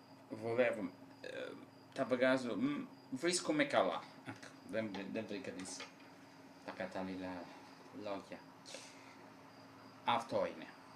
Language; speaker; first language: Greek; non-native, fluent; Italian